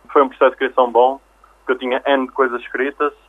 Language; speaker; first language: Portuguese; early bilingual, other home language; French